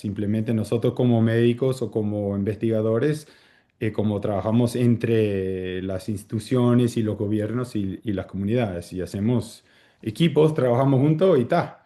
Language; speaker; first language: Spanish; early bilingual, heritage; Spanish